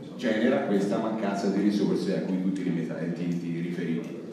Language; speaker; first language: Italian; native; Italian